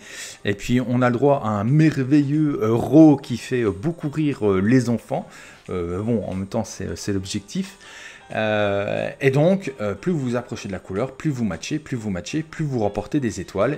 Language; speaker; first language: French; native; French